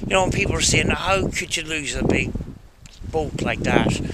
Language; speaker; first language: English; native; English